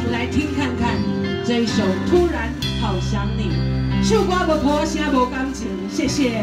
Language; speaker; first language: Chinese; native; Chinese